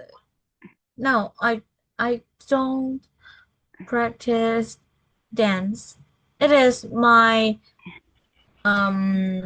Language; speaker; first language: English; non-native, learner; Vietnamese